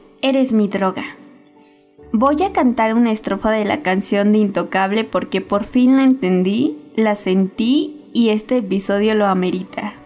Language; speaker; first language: Spanish; native; Spanish